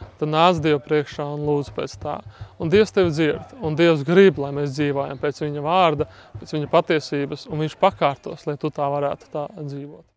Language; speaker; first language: Latvian; native; Latvian